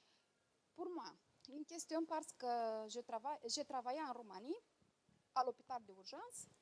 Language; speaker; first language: French; non-native, learner; Romanian